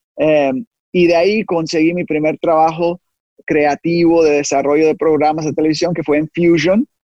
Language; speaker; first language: Spanish; early bilingual, heritage; Spanish